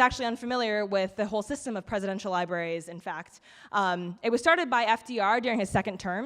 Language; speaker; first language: English; native; English